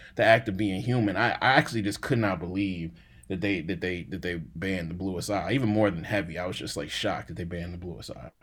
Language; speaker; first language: English; native; English